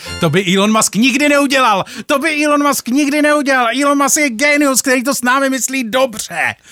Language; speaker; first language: Czech; native; Czech